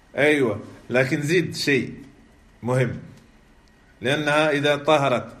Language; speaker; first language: Arabic; non-native, fluent; French